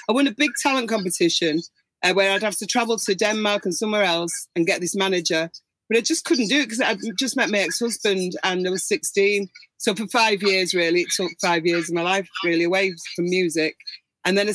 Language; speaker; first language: English; native; English